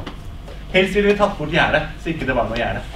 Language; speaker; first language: Norwegian; native; Norwegian